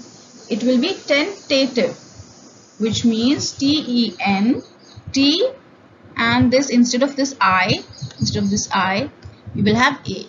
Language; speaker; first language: English; non-native, local second language; Hindi